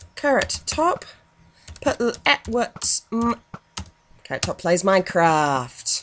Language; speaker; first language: English; native; English